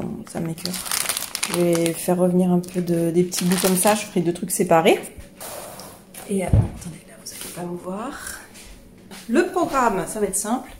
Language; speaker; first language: French; native; French